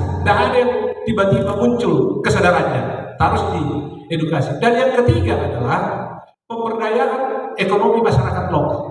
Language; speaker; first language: Indonesian; native; Indonesian